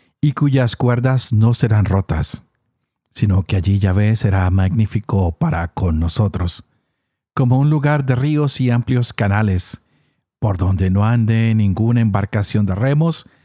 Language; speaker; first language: Spanish; native; Spanish